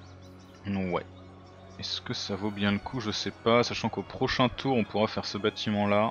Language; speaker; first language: French; native; French